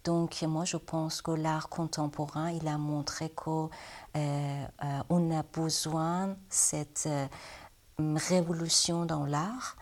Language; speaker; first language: French; non-native, learner; Persian